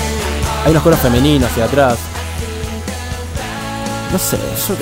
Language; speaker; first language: Spanish; native; Spanish